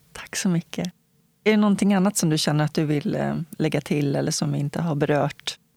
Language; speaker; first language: Swedish; native; Swedish